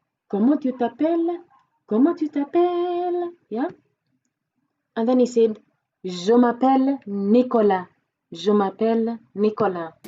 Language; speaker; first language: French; non-native, fluent; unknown